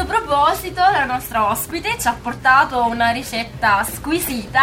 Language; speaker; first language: Italian; native; Italian